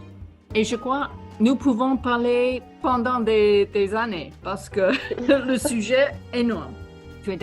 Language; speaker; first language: French; non-native, fluent; English